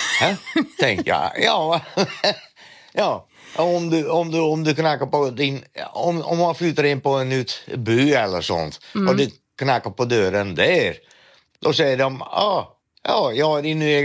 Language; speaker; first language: Swedish; non-native, fluent; Dutch